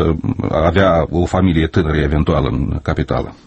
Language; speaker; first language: Romanian; native; Romanian